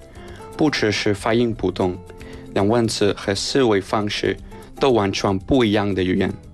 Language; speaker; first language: Chinese; non-native, fluent; Spanish